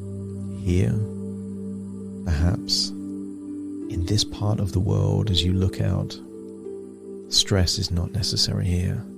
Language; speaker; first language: English; native; English